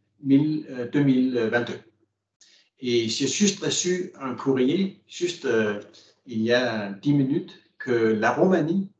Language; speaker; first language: French; non-native, fluent; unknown